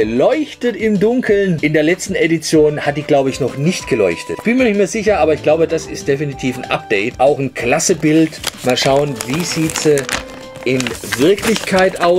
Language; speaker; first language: German; native; German